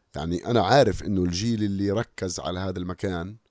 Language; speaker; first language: Arabic; native; Arabic